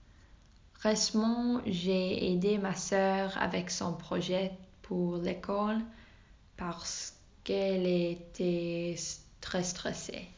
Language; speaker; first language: French; non-native, learner; English